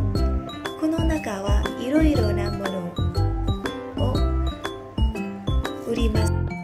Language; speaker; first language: Japanese; non-native, learner; Thai